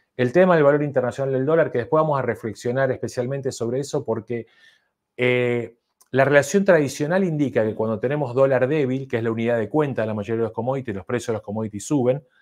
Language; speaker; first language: Spanish; native; Spanish